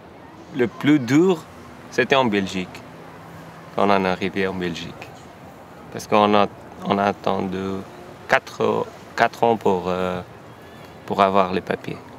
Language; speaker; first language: French; non-native, learner; Persian